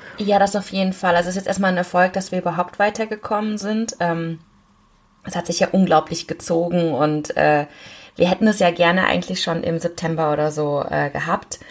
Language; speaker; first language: German; early bilingual, other home language; Korean